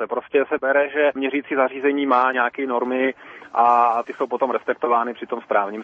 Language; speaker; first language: Czech; native; Czech